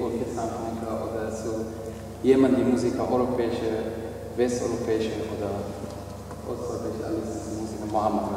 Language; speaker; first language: German; non-native, learner; Persian